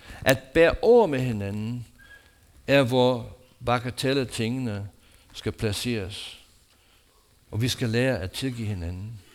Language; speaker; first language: Danish; non-native, fluent; English